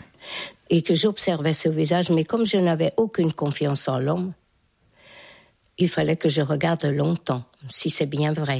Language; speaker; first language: French; non-native, fluent; Hungarian